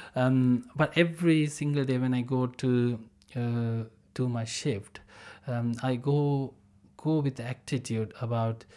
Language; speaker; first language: English; non-native, local second language; Tamil